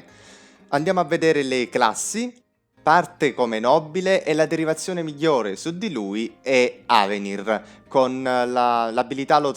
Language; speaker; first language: Italian; native; Italian